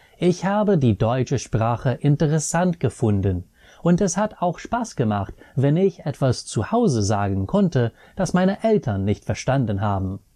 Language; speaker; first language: German; non-native, fluent; English